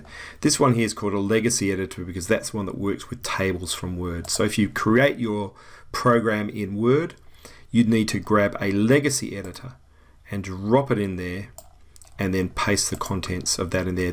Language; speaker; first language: English; native; English